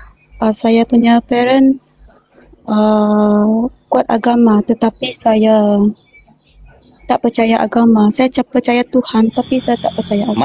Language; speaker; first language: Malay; non-native, local second language; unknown